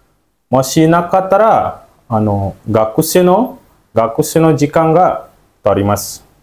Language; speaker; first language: Japanese; non-native, learner; Indonesian